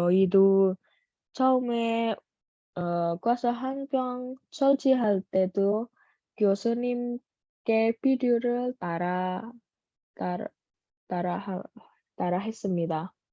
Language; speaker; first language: Korean; non-native, learner; Indonesian